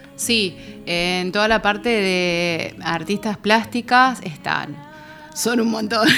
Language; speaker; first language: Spanish; native; Spanish